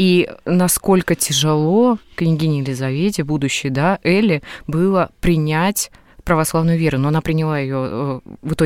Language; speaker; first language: Russian; native; Russian